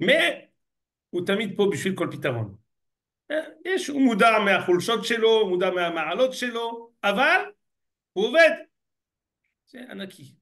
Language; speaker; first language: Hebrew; non-native, fluent; French